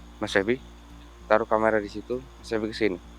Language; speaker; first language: Indonesian; native; Indonesian